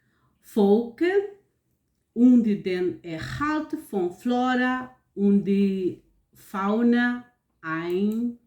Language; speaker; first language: German; non-native, learner; Portuguese